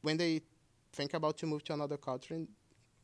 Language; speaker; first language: English; non-native, fluent; Portuguese